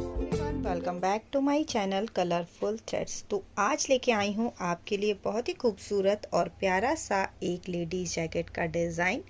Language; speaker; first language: Hindi; native; Hindi